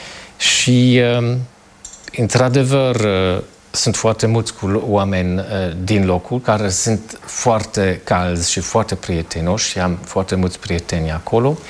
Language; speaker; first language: Romanian; non-native, fluent; German